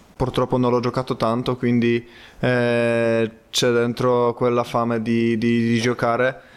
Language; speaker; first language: Italian; non-native, fluent; Polish